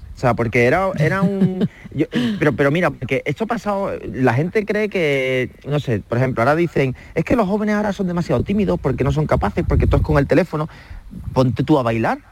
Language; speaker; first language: Spanish; native; Spanish